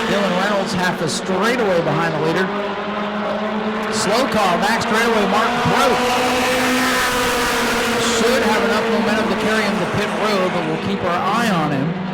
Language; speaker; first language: English; native; English